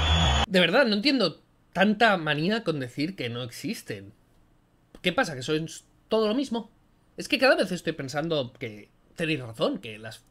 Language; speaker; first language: Spanish; native; Spanish